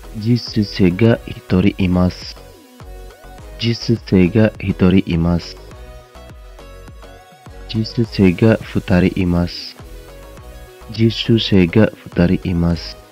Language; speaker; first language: Japanese; non-native, fluent; Indonesian